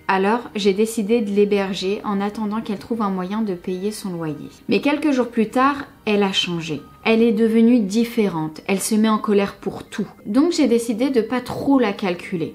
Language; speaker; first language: French; native; French